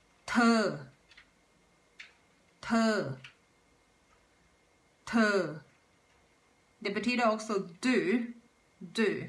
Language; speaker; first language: Swedish; non-native, fluent; Thai